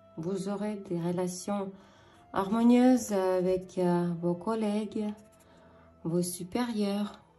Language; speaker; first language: French; non-native, fluent; Ukrainian